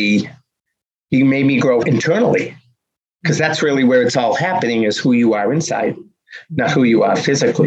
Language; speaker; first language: English; native; English